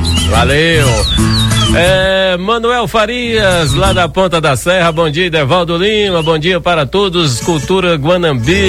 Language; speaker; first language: Portuguese; native; Portuguese